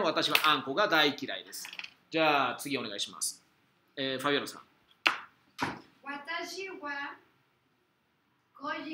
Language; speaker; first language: Japanese; non-native, fluent; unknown